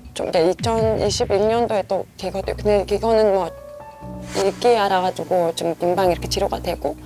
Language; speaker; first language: Korean; non-native, fluent; Mongolian